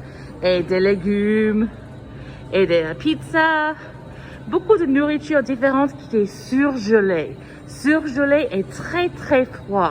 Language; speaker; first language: French; non-native, fluent; English